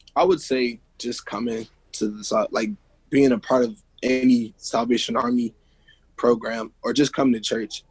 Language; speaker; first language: English; native; English